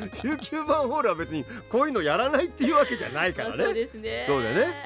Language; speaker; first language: Japanese; native; Japanese